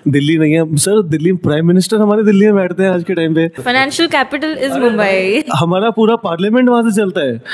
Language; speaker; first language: Hindi; native; Hindi